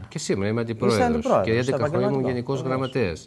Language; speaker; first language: Greek; native; Greek